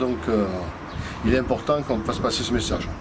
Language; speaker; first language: French; native; French